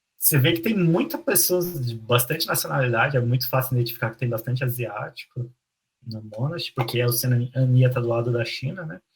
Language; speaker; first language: Portuguese; native; Portuguese